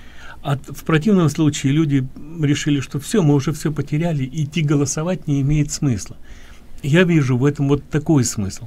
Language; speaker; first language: Russian; native; Russian